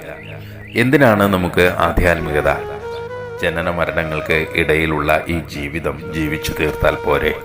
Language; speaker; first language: Malayalam; native; Malayalam